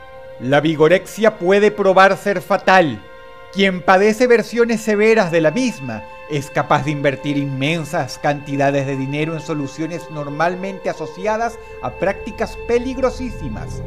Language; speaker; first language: Spanish; native; Spanish